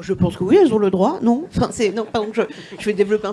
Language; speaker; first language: French; native; French